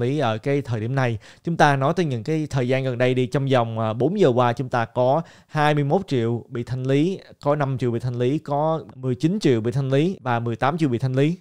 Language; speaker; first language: Vietnamese; native; Vietnamese